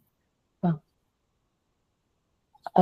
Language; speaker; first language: French; non-native, learner; Vietnamese